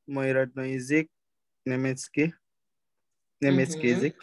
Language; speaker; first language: Russian; non-native, learner; Indonesian